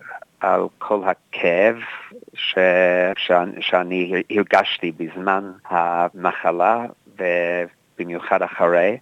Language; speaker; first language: Hebrew; non-native, fluent; English